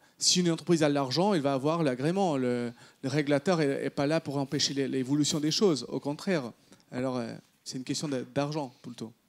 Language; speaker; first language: French; non-native, fluent; Portuguese